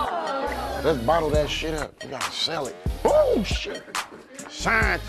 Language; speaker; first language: English; native; English